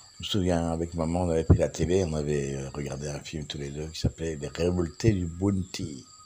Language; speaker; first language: French; native; French